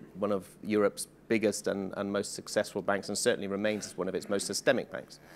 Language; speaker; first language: English; native; English